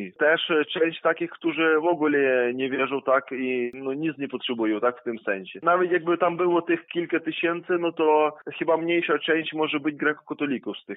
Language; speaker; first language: Polish; non-native, fluent; Ukrainian